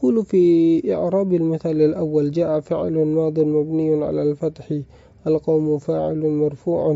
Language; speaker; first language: Arabic; non-native, fluent; Indonesian